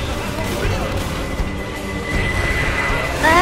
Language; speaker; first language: Spanish; native; Spanish